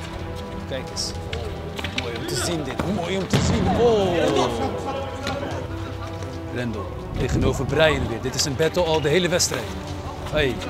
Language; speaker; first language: Dutch; native; Dutch